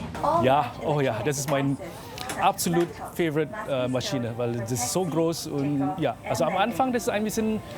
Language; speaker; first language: German; non-native, fluent; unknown